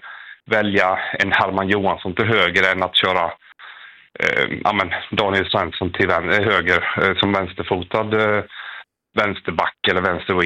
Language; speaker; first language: Swedish; native; Swedish